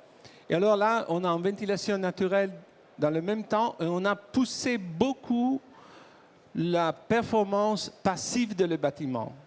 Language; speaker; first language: French; non-native, learner; Italian